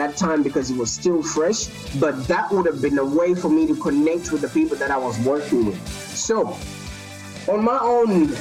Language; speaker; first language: English; non-native, local second language; Shona